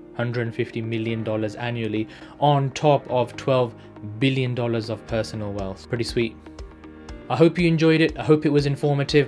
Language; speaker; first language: English; native; English